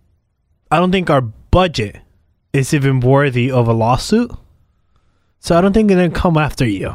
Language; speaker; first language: English; native; English